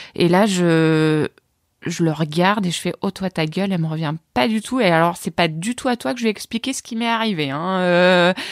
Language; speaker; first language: French; native; French